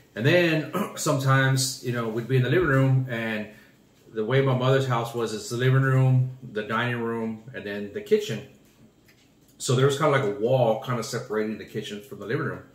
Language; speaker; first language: English; native; English